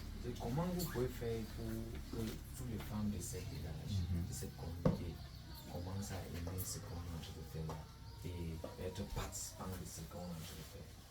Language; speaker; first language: French; non-native, local second language; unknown